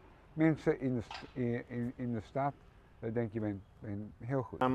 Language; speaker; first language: Dutch; early bilingual, heritage; English